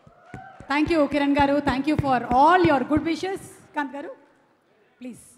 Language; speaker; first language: Telugu; native; Telugu